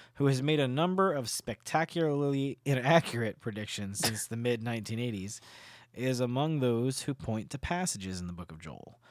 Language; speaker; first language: English; native; English